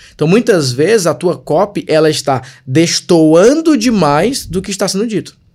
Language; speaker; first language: Portuguese; native; Portuguese